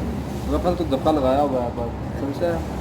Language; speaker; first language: Urdu; native; Urdu